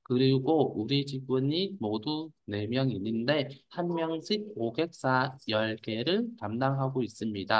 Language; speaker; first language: Korean; non-native, fluent; Vietnamese